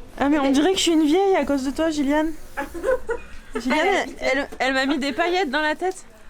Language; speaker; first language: French; native; French